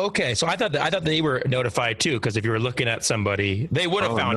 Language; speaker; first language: English; native; English